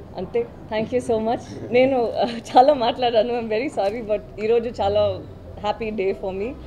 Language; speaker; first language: Telugu; non-native, learner; Tamil